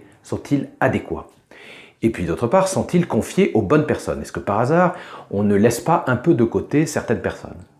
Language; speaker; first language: French; native; French